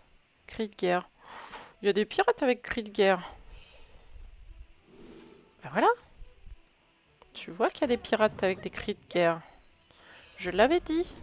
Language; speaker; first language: French; native; French